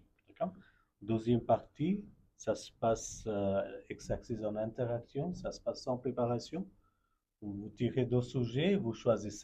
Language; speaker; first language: French; non-native, fluent; Bangla